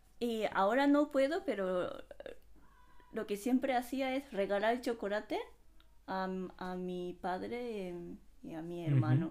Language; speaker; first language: Spanish; non-native, fluent; Japanese